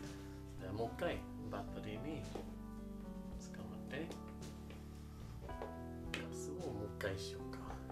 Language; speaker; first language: Japanese; non-native, learner; English